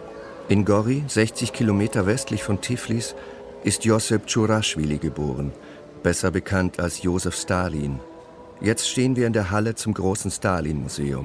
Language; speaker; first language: German; native; German